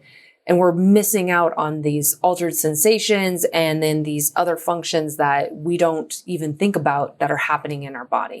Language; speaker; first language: English; native; English